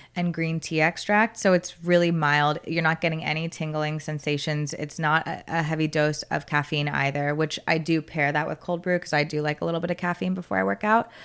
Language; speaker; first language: English; native; English